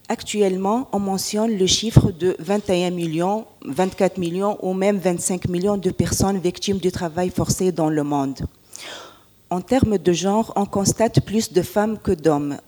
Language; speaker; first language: French; non-native, local second language; Arabic